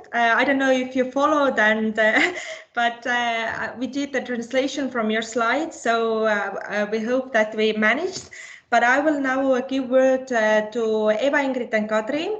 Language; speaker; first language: English; non-native, fluent; Estonian